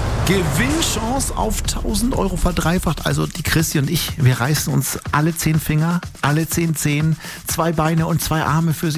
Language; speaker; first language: German; native; German